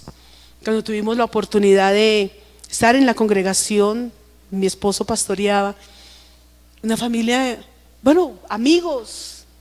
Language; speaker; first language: Spanish; native; Spanish